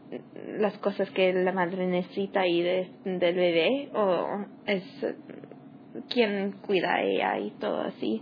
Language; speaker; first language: Spanish; non-native, learner; English